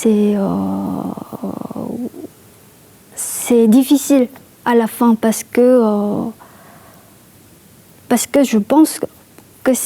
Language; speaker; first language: French; non-native, fluent; Korean